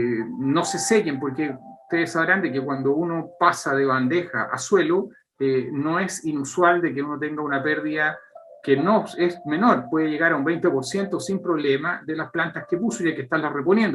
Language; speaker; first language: Spanish; native; Spanish